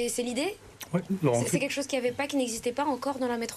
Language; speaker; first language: French; native; French